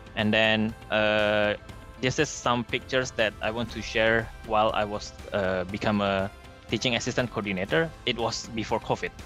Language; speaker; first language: English; non-native, fluent; Indonesian